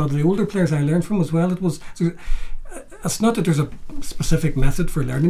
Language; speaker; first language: English; native; English